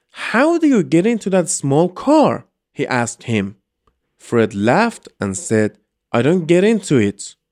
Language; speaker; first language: English; non-native, fluent; Persian